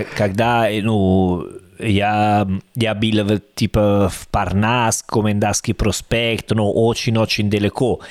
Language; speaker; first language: Russian; non-native, learner; Italian